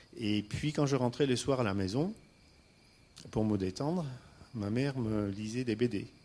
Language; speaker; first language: French; non-native, fluent; Armenian